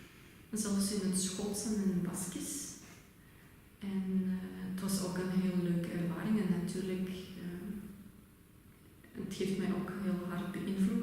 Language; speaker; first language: Dutch; non-native, fluent; Russian